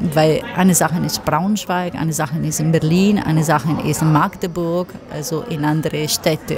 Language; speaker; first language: German; non-native, fluent; Italian